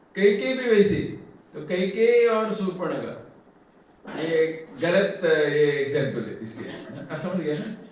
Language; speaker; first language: Hindi; non-native, local second language; Tamil